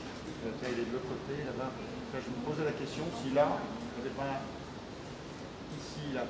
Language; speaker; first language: French; native; French